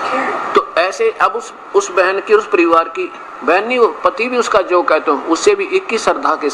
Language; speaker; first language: Hindi; non-native, local second language; Haryanvi